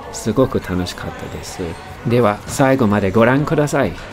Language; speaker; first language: Japanese; non-native, learner; English